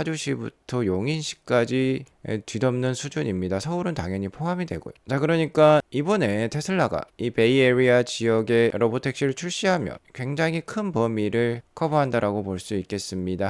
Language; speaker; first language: Korean; native; Korean